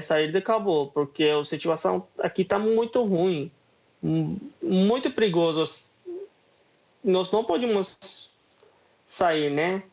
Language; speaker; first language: Portuguese; non-native, learner; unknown